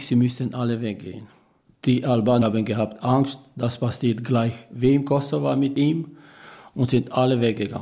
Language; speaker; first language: German; non-native, learner; Albanian